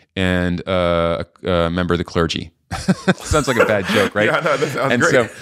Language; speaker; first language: English; native; English